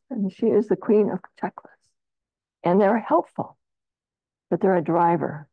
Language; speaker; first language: English; native; English